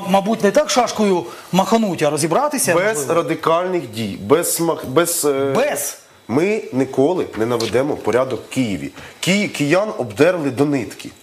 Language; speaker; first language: Ukrainian; native; Ukrainian